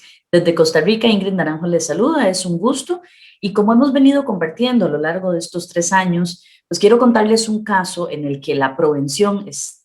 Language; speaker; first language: Spanish; native; Spanish